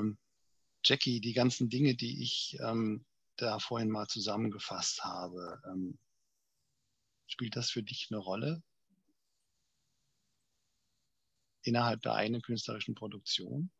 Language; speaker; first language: German; native; German